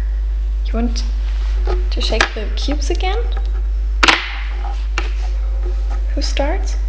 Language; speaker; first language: English; non-native, fluent; German